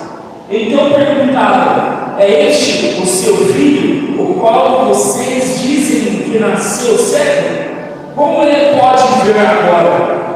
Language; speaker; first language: Portuguese; native; Portuguese